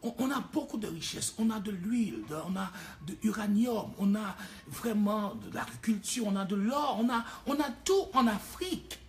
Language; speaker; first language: French; non-native, local second language; Haitian Creole